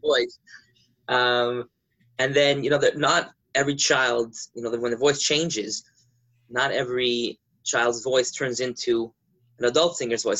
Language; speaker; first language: English; native; English